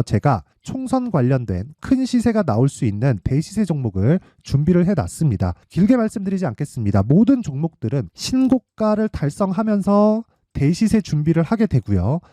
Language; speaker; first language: Korean; native; Korean